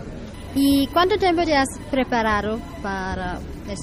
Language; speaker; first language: Spanish; non-native, learner; German